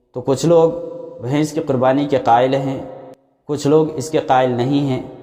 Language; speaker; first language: Urdu; native; Urdu